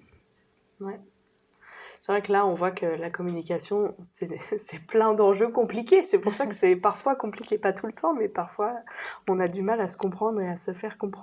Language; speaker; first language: French; native; French